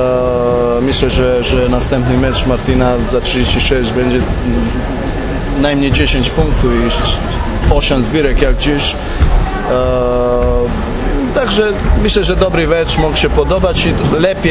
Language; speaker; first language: Polish; non-native, fluent; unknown